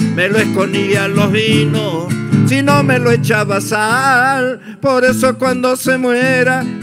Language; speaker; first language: Spanish; native; Spanish